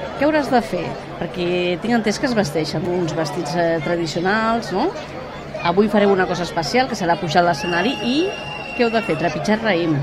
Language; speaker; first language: Catalan; native; Catalan